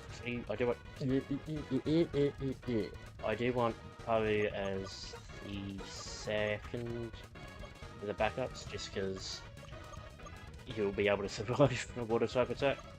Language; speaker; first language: English; native; English